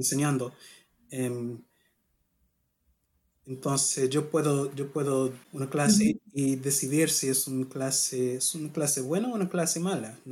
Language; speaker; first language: Spanish; non-native, learner; English